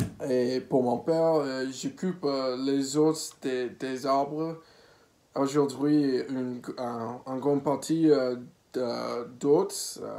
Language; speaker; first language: French; non-native, learner; English